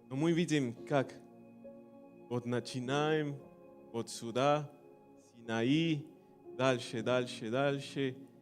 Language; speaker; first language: Russian; non-native, learner; Spanish